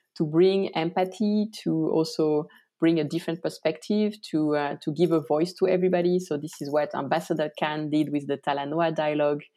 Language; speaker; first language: English; non-native, fluent; French